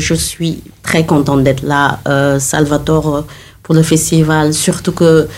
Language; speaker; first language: French; non-native, local second language; Wolof